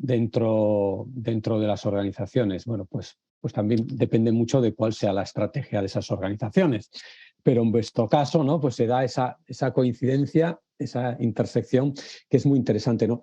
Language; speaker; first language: Spanish; native; Spanish